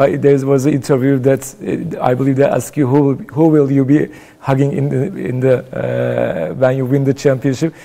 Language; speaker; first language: English; non-native, fluent; Turkish